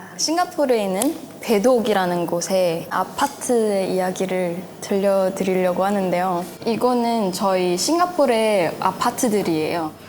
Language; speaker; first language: Korean; non-native, fluent; Chinese